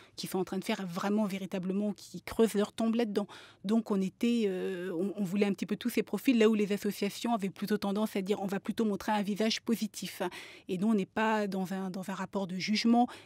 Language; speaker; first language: French; native; French